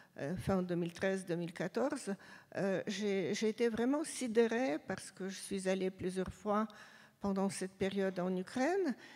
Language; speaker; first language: French; non-native, fluent; Russian